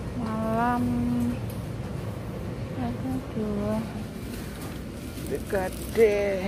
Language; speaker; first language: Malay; non-native, local second language; Javanese